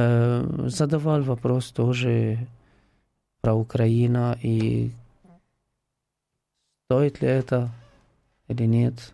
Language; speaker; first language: Russian; non-native, fluent; Arabic